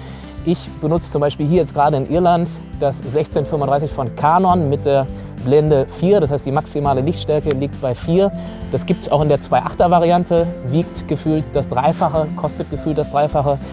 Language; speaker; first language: German; native; German